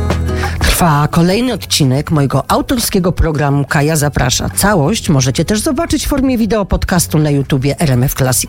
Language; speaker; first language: Polish; native; Polish